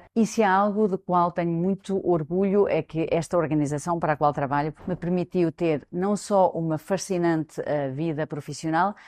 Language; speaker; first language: Portuguese; native; Portuguese